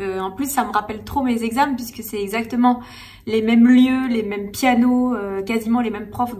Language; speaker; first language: French; native; French